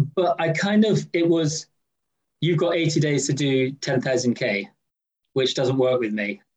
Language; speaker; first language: English; native; English